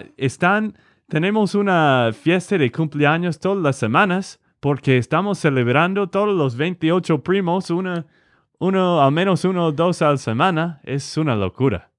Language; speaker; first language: Spanish; non-native, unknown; English